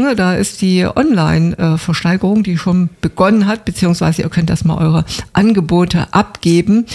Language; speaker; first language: German; native; German